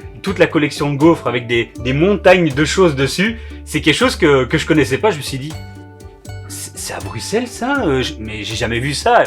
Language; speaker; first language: French; native; French